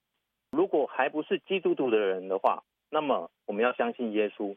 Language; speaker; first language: Chinese; native; Chinese